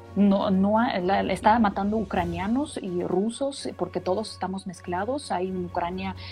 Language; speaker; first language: Spanish; non-native, fluent; Russian